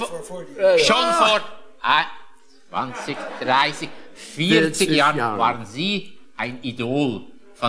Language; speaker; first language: German; native; German